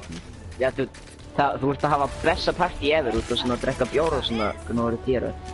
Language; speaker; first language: Icelandic; early bilingual, other home language; Norwegian